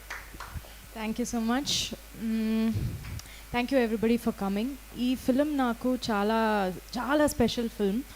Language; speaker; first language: Telugu; non-native, fluent; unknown